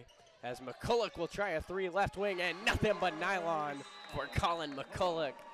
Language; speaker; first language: English; native; English